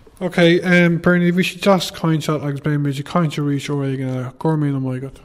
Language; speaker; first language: Irish; non-native, local second language; English